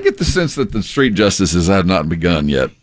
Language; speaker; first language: English; native; English